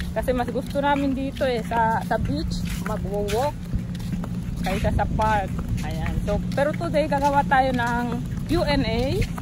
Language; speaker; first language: Filipino; native; Filipino